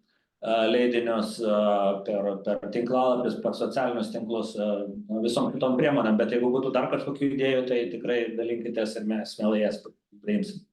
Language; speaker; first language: Lithuanian; native; Lithuanian